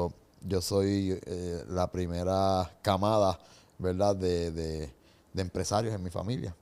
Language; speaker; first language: Spanish; native; Spanish